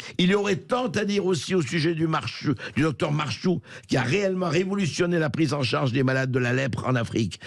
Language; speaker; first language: French; native; French